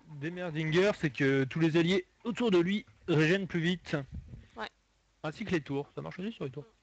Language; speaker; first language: French; native; French